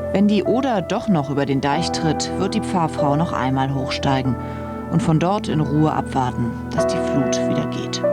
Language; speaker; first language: German; native; German